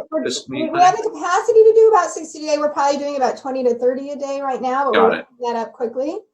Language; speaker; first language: English; native; English